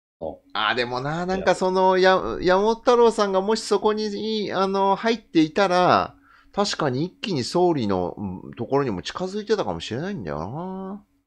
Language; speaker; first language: Japanese; native; Japanese